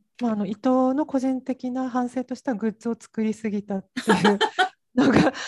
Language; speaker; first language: Japanese; native; Japanese